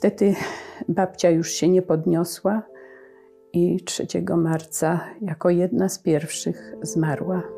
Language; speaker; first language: Polish; native; Polish